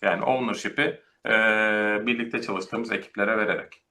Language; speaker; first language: Turkish; native; Turkish